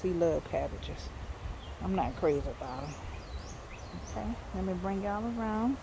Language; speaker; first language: English; native; English